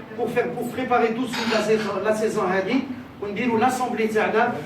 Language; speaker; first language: French; non-native, local second language; Arabic